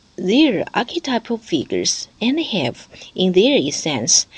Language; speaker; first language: English; non-native, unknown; Chinese